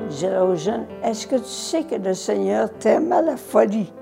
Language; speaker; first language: French; native; French